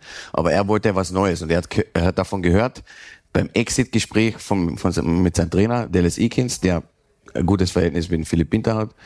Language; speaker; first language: German; native; German